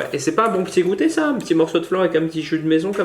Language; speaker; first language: French; native; French